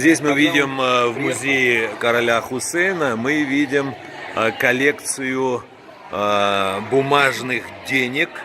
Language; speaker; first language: Russian; native; Russian